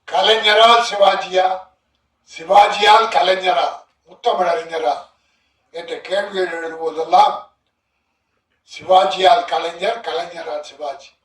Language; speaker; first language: Tamil; native; Tamil